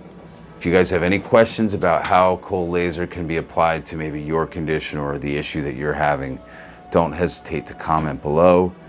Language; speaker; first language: English; native; English